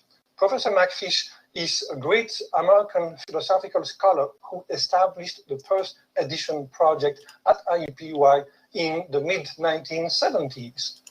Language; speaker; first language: English; non-native, fluent; French